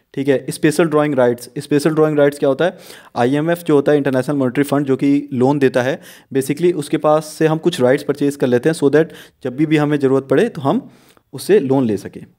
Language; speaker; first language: Hindi; native; Hindi